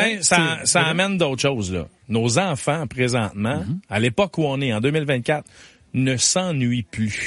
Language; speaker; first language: French; native; French